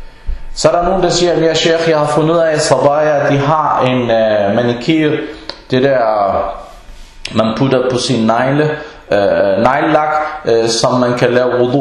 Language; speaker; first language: Danish; early bilingual, other home language; Arabic